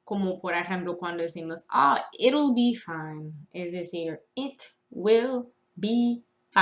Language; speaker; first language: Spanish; non-native, fluent; English